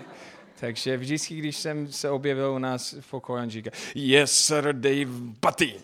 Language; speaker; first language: Czech; non-native, fluent; English